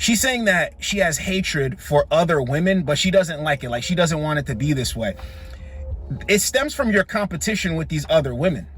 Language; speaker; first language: English; native; English